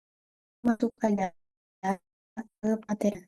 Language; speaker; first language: Indonesian; native; Indonesian